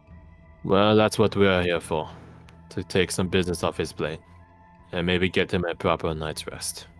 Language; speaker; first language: English; native; English